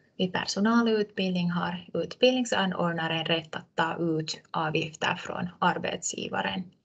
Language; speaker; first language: Swedish; native; Swedish